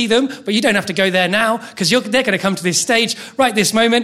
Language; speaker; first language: English; native; English